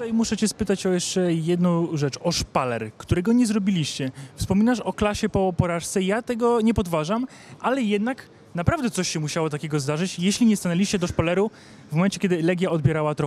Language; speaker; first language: Polish; native; Polish